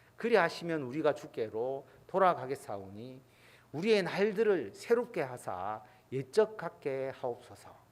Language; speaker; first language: Korean; native; Korean